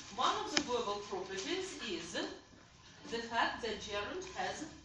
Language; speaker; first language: English; non-native, fluent; Ukrainian